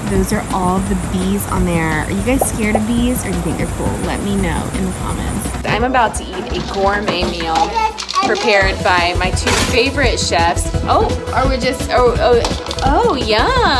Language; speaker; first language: English; native; English